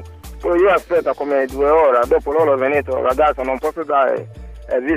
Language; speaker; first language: Italian; non-native, learner; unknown